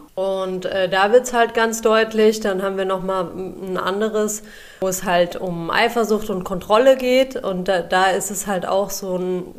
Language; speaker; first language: German; early bilingual, other home language; Urdu